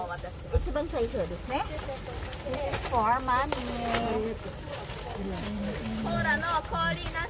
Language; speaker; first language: Japanese; native; Japanese